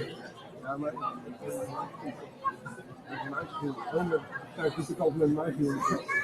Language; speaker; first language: Dutch; non-native, learner; Indonesian